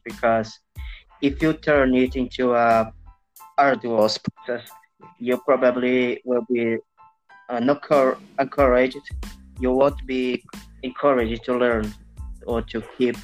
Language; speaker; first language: English; non-native, learner; Portuguese